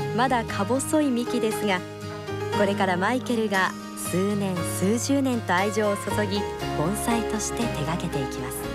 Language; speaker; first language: Japanese; native; Japanese